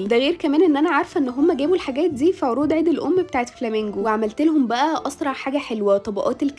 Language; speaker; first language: Arabic; native; Arabic